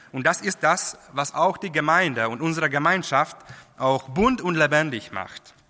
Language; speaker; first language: German; non-native, fluent; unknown